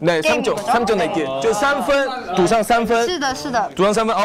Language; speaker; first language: Korean; non-native, learner; Chinese